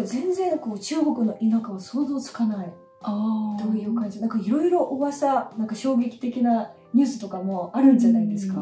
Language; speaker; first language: Japanese; non-native, fluent; Russian